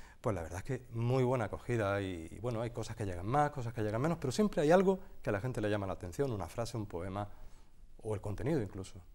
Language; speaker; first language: Spanish; native; Spanish